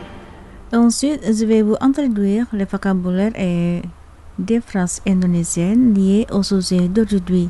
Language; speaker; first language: French; non-native, fluent; Indonesian